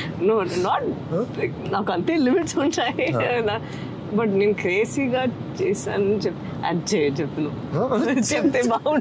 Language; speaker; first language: Telugu; non-native, fluent; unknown